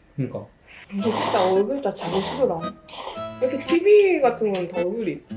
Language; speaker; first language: Korean; non-native, fluent; Japanese